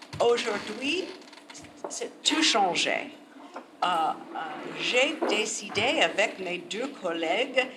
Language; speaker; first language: French; non-native, learner; English